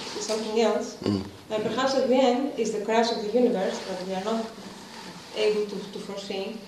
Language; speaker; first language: English; non-native, fluent; Greek